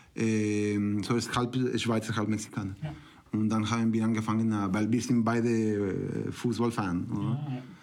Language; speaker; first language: German; non-native, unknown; Spanish